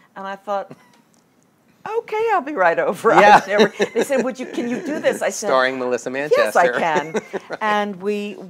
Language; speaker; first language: English; native; English